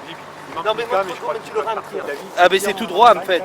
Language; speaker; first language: French; native; French